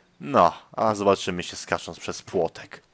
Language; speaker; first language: Polish; native; Polish